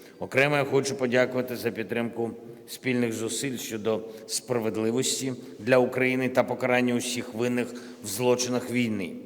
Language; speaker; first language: Ukrainian; non-native, local second language; Russian